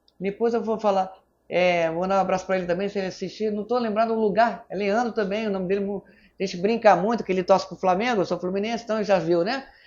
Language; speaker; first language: Portuguese; native; Portuguese